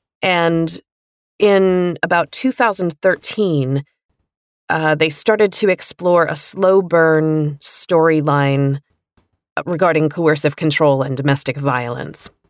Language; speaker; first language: English; native; English